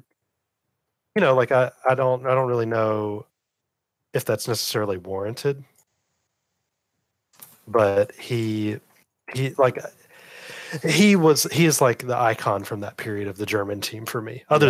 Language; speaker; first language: English; native; English